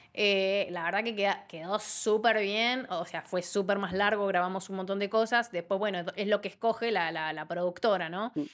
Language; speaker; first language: Spanish; native; Spanish